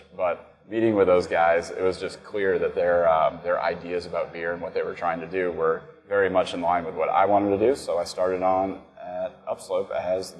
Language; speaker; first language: English; native; English